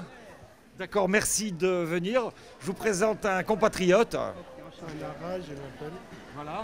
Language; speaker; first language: French; native; French